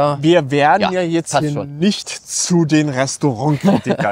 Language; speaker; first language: German; native; German